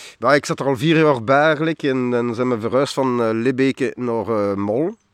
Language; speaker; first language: Dutch; non-native, local second language; French